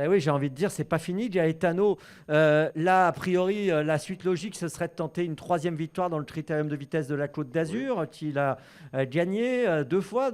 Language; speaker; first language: French; native; French